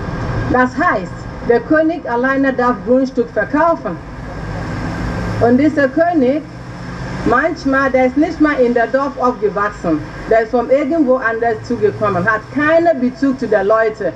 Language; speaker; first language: German; non-native, fluent; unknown